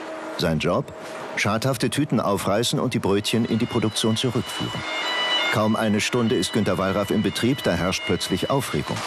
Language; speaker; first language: German; native; German